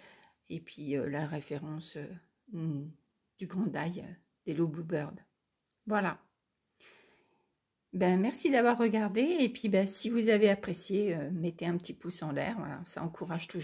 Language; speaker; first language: French; native; French